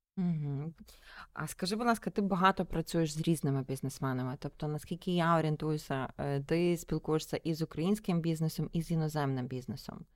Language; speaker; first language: Ukrainian; native; Ukrainian